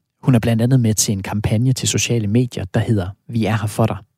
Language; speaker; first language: Danish; native; Danish